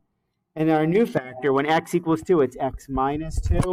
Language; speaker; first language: English; native; English